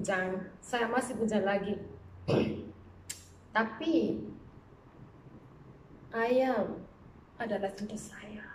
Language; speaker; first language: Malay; non-native, learner; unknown